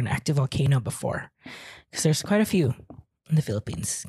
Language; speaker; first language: English; non-native, local second language; Filipino